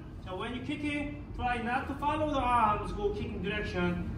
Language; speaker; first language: English; non-native, learner; Korean